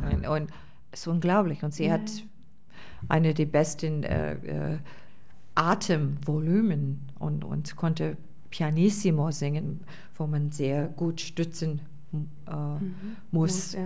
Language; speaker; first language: German; non-native, fluent; English